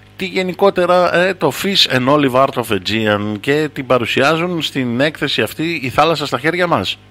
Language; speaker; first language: Greek; native; Greek